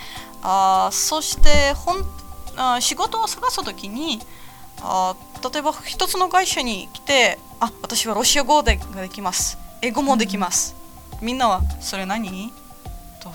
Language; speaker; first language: Japanese; non-native, fluent; Latvian